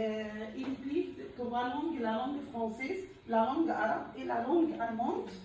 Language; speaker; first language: French; non-native, fluent; Arabic